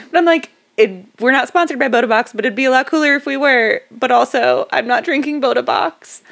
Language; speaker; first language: English; native; English